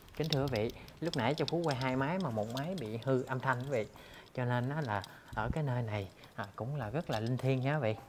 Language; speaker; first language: Vietnamese; native; Vietnamese